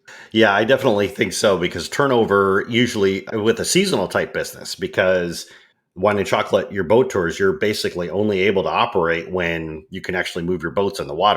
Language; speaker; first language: English; native; English